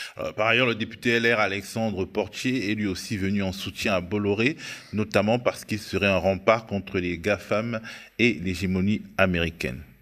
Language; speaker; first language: French; native; French